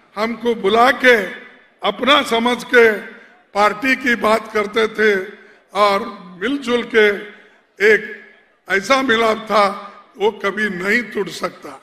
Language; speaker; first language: Hindi; non-native, local second language; Kannada